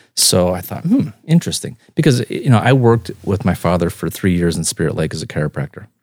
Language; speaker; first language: English; native; English